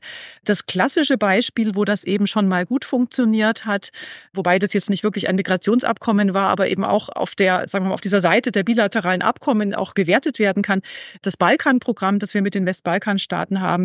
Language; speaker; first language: German; native; German